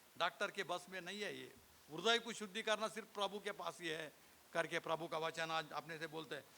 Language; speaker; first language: Hindi; non-native, local second language; Telugu